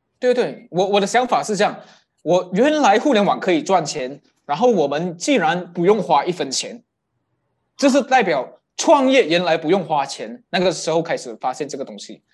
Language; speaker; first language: Chinese; native; Chinese